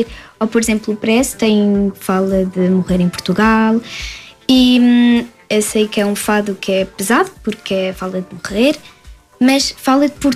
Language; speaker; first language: Portuguese; early bilingual, heritage; French